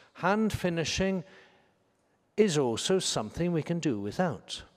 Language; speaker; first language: English; native; English